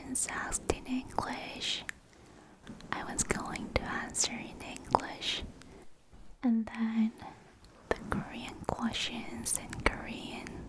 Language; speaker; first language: English; non-native, fluent; Korean